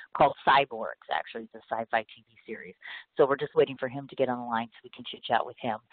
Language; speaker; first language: English; native; English